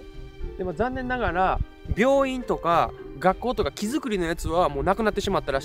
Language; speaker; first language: Japanese; native; Japanese